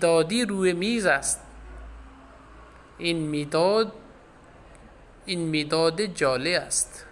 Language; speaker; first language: Persian; non-native, fluent; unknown